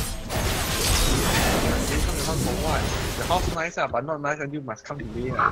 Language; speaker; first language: English; non-native, local second language; Chinese